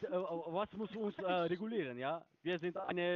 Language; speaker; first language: German; non-native, learner; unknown